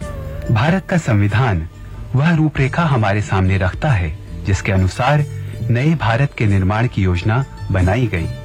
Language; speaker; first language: Hindi; native; Hindi